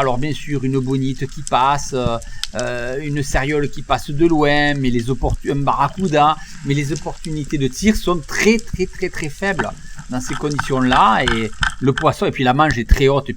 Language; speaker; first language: French; native; French